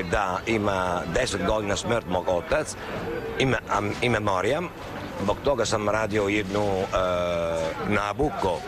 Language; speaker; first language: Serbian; non-native, learner; Italian